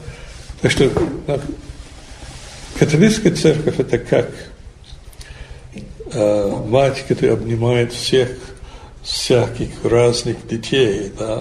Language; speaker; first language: Russian; non-native, fluent; English